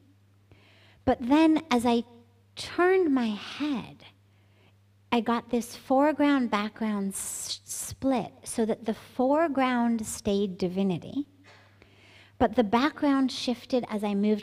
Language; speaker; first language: English; native; English